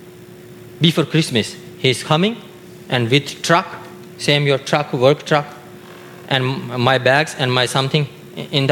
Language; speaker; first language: English; non-native, learner; Urdu